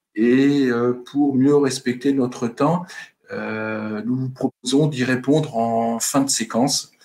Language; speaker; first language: French; native; French